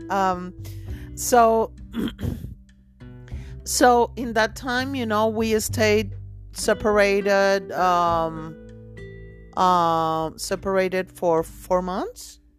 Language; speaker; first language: English; non-native, fluent; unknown